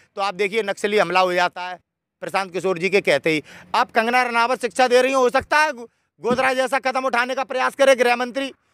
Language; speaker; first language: Hindi; native; Hindi